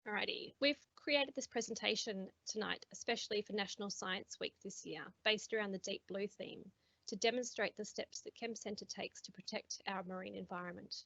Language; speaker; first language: English; native; English